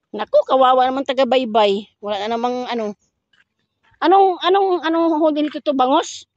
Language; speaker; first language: Filipino; non-native, local second language; Cebuano